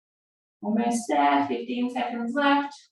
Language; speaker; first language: English; native; English